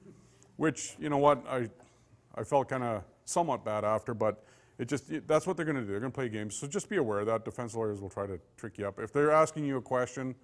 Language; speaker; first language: English; native; English